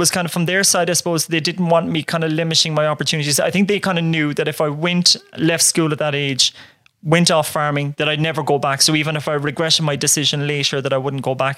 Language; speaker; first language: English; native; English